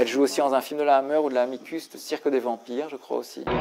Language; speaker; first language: French; native; French